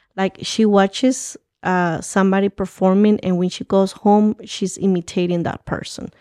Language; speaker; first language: English; early bilingual, other home language; Spanish